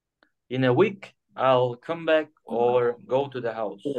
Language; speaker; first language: English; non-native, fluent; Kyrgyz